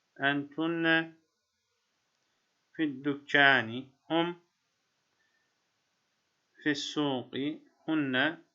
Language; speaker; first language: Arabic; non-native, fluent; Turkish